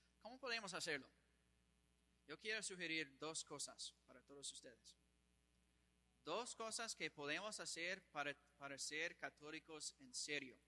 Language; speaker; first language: Spanish; non-native, fluent; English